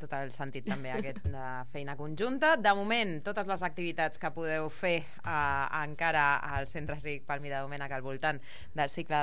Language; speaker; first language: Catalan; native; Catalan